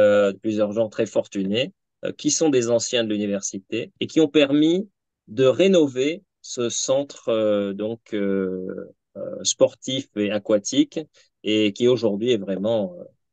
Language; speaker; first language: French; native; French